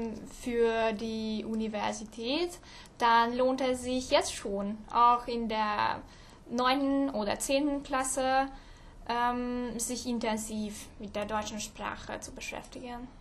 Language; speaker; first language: German; non-native, local second language; Hungarian